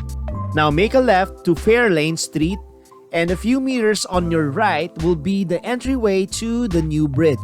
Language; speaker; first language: English; non-native, local second language; Filipino